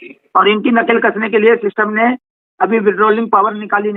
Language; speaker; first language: Hindi; native; Hindi